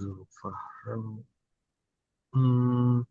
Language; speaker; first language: German; non-native, learner; Indonesian